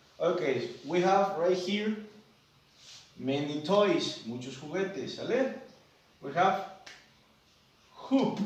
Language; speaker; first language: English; non-native, fluent; Spanish